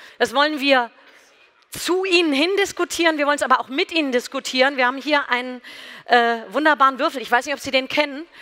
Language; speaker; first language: German; native; German